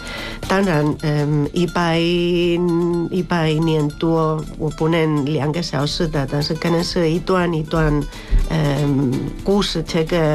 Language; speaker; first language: Chinese; non-native, learner; Spanish